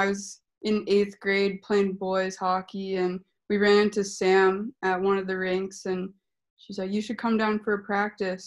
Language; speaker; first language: English; native; English